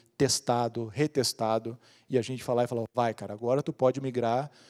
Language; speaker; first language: Portuguese; native; Portuguese